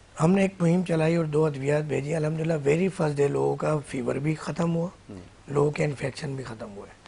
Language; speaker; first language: Urdu; native; Urdu